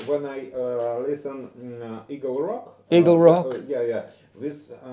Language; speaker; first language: English; non-native, learner; Russian